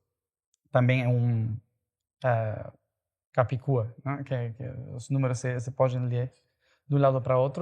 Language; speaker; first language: Portuguese; non-native, fluent; Spanish